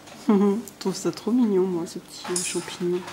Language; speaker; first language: French; native; French